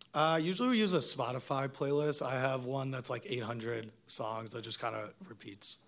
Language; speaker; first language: English; non-native, fluent; Hebrew